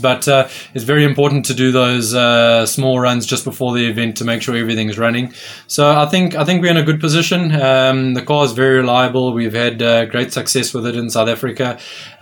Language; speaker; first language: English; native; English